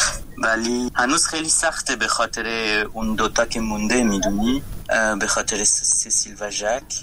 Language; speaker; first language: Persian; non-native, learner; French